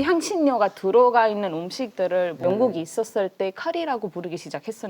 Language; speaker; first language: Korean; non-native, fluent; Marathi